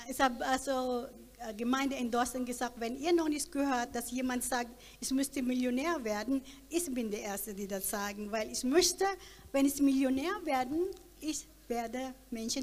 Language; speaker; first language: German; non-native, learner; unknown